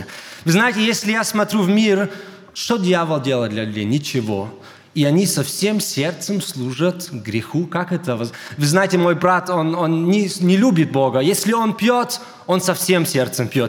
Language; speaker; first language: Russian; early bilingual, heritage; German